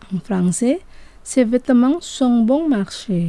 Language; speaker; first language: French; non-native, fluent; Indonesian